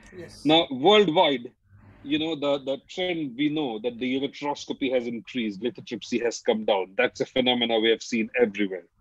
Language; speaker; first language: English; non-native, local second language; Hindi